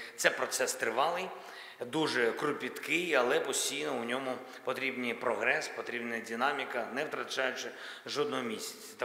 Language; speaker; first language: Ukrainian; non-native, local second language; Russian